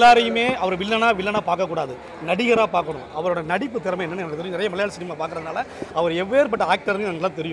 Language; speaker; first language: Tamil; native; Tamil